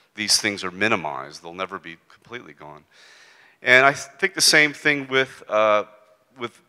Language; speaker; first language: English; native; English